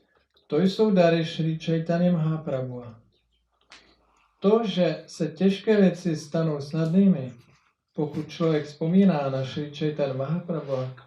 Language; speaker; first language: Czech; native; Czech